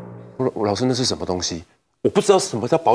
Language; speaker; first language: Chinese; native; Chinese